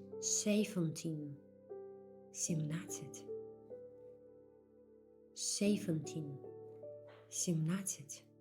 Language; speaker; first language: Dutch; non-native, fluent; Ukrainian